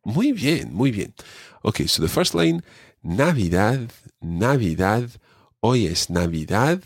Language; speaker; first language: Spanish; non-native, fluent; English